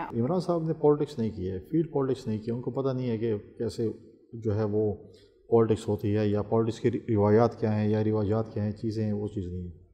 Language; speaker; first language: Urdu; non-native, local second language; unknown